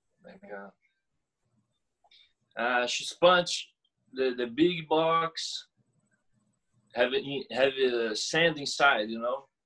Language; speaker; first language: English; non-native, learner; Portuguese